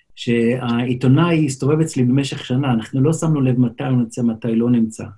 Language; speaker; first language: Hebrew; non-native, local second language; Yiddish